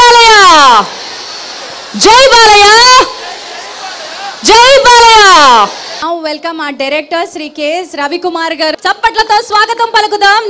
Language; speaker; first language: Telugu; native; Telugu